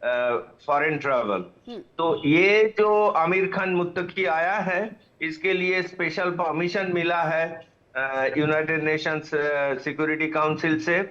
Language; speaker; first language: Hindi; non-native, local second language; Bangla